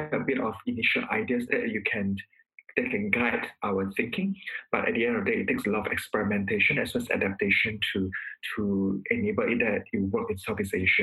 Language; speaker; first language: English; non-native, local second language; Chinese